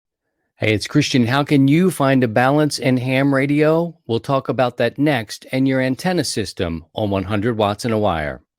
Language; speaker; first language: English; native; English